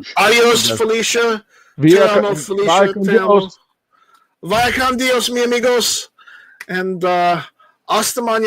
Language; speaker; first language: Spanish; non-native, learner; English